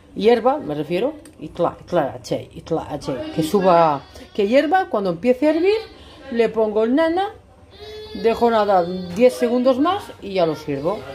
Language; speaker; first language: Spanish; native; Spanish